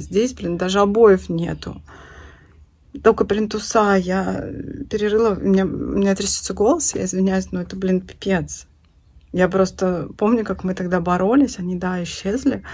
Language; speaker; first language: Russian; native; Russian